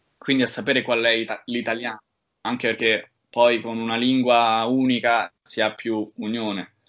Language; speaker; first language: Italian; native; Italian